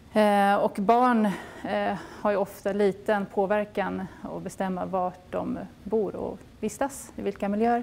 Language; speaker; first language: Swedish; native; Swedish